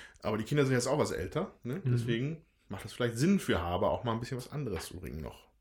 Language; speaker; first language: German; native; German